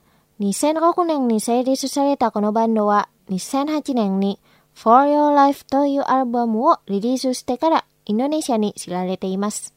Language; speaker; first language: Japanese; non-native, fluent; Indonesian